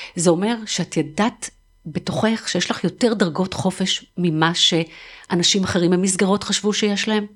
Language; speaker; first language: Hebrew; native; Hebrew